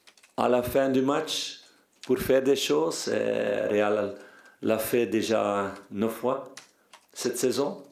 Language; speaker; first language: French; non-native, fluent; Dutch